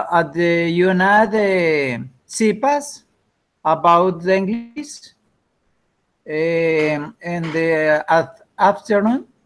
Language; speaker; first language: English; non-native, learner; Spanish